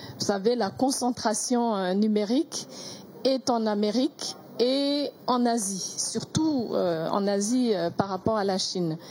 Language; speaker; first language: French; non-native, local second language; Kinyarwanda